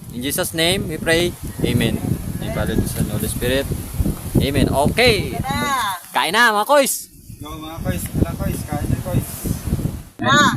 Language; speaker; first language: Filipino; non-native, local second language; Cebuano